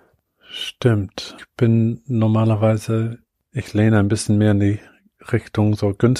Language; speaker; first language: German; non-native, fluent; Bulgarian